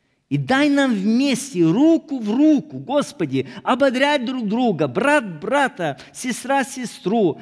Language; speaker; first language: Russian; native; Russian